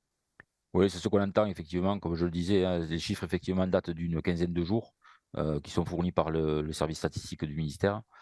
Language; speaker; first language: French; native; French